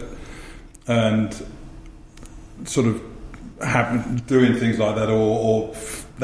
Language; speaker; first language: English; native; English